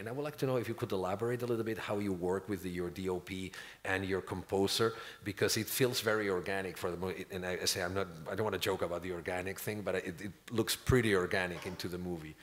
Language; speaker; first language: English; non-native, fluent; Spanish